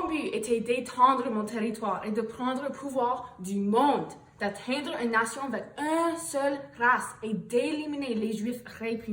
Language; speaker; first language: French; non-native, learner; English